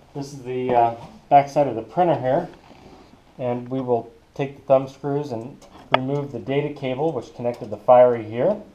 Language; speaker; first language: English; native; English